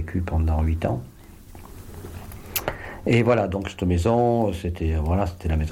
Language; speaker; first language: French; native; French